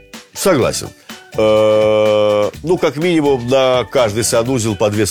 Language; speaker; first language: Russian; native; Russian